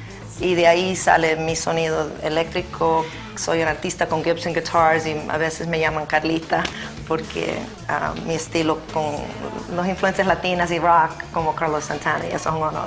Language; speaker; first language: Spanish; early bilingual, heritage; Spanish